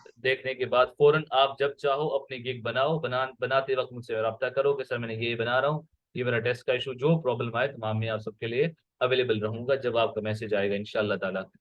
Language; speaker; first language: Urdu; non-native, local second language; Sindhi